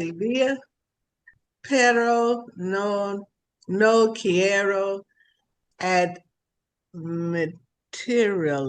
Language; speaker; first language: Spanish; non-native, learner; English